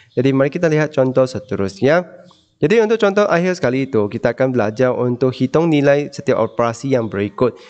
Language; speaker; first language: Malay; non-native, local second language; Chinese